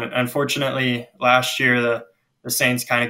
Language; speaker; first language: English; native; English